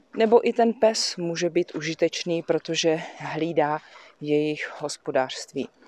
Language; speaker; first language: Czech; native; Czech